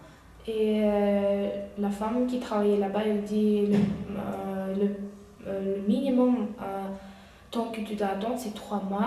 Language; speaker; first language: French; non-native, learner; Uyghur